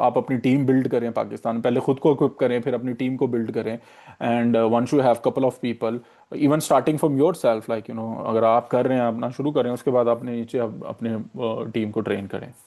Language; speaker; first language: Urdu; native; Urdu